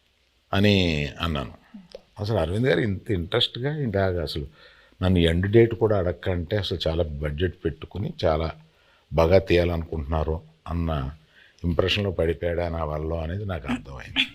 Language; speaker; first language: Telugu; native; Telugu